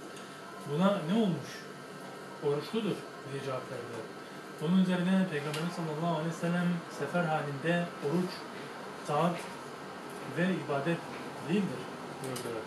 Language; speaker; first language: Turkish; native; Turkish